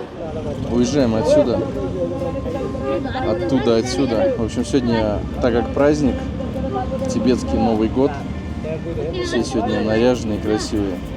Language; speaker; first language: Russian; native; Russian